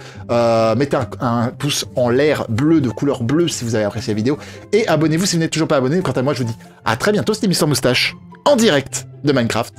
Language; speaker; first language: French; native; French